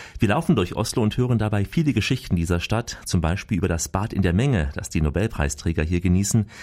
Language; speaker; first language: German; native; German